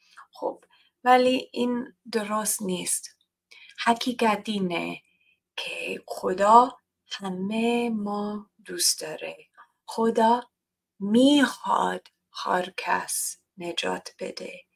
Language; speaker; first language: Persian; non-native, learner; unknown